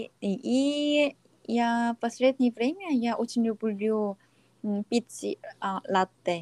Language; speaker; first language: Russian; non-native, learner; Korean